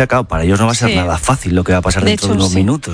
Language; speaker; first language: Spanish; native; Spanish